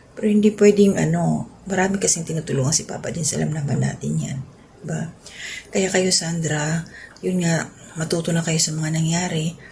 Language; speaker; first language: Filipino; non-native, local second language; Cebuano